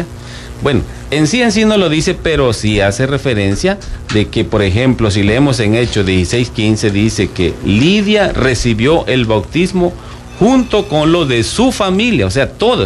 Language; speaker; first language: Spanish; native; Spanish